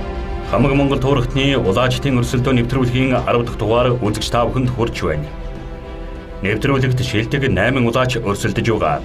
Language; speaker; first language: Mongolian; native; Mongolian